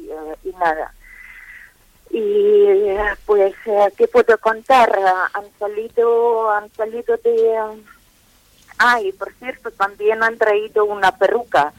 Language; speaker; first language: Spanish; non-native, fluent; Ukrainian